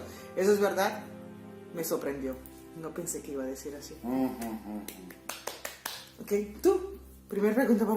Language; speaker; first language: Spanish; non-native, fluent; Papiamento